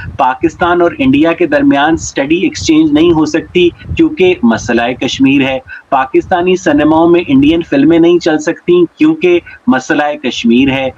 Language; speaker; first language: Urdu; native; Urdu